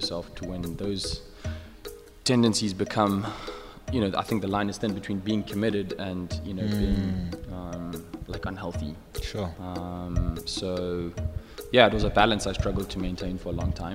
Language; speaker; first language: English; native; English